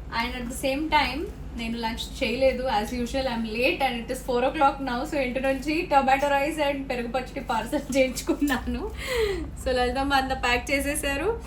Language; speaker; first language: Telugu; non-native, fluent; Hindi